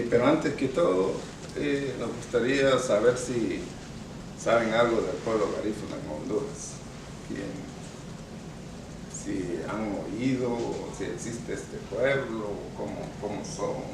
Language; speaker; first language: Spanish; non-native, local second language; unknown